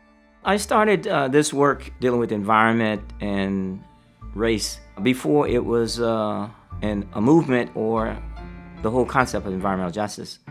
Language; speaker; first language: English; native; English